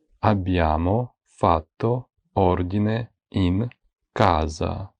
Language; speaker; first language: Italian; non-native, fluent; Ukrainian